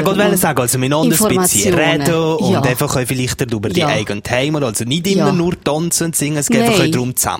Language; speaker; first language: German; native; German